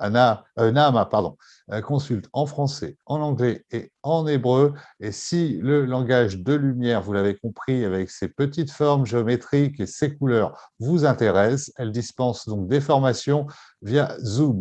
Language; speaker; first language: French; native; French